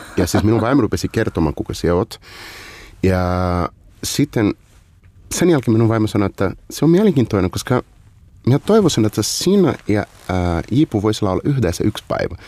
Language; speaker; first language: Finnish; non-native, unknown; Portuguese